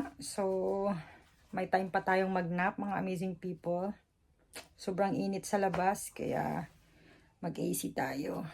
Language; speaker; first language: Filipino; non-native, local second language; Iloko